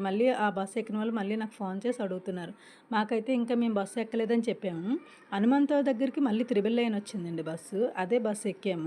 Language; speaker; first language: Telugu; native; Telugu